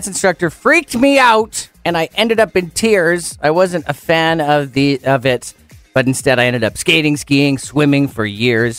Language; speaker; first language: English; native; English